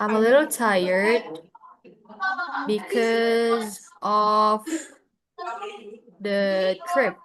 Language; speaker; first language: English; non-native, fluent; Indonesian